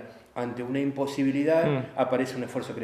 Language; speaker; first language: Spanish; native; Spanish